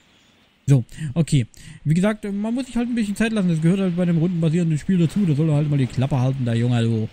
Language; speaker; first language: German; native; German